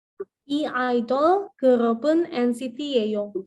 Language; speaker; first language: Korean; non-native, learner; Indonesian